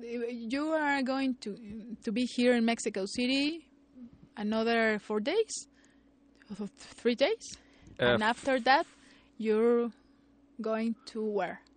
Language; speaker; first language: English; non-native, fluent; Spanish